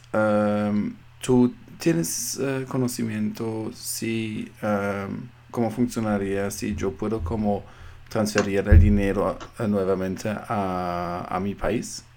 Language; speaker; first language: Spanish; non-native, fluent; German